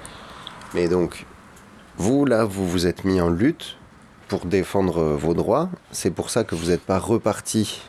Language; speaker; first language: French; native; French